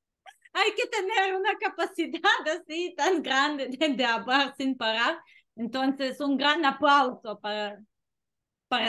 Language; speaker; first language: Spanish; non-native, fluent; Serbian